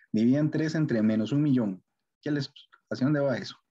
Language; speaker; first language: Spanish; native; Spanish